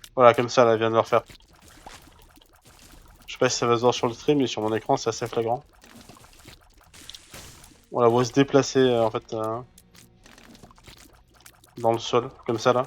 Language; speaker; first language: French; native; French